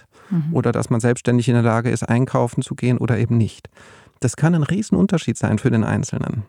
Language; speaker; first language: German; native; German